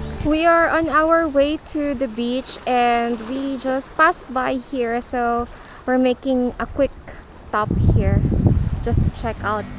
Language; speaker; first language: English; non-native, local second language; Filipino